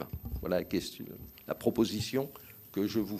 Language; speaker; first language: French; native; French